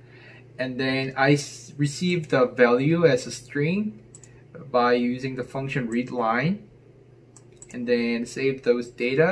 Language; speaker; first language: English; non-native, fluent; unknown